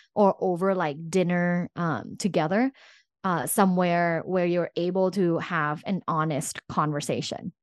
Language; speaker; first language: English; non-native, fluent; Thai